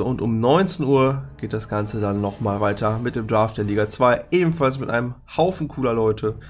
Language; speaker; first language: German; native; German